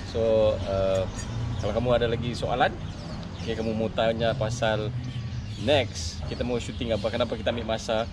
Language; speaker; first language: Malay; native; Malay